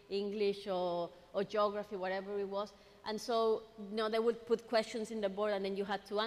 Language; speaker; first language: English; non-native, fluent; Spanish